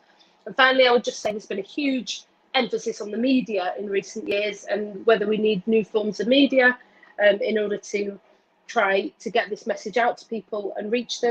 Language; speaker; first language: English; native; English